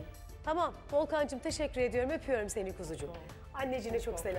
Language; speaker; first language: Turkish; native; Turkish